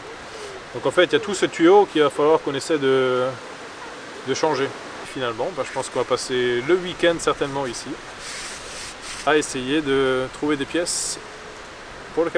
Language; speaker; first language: French; native; French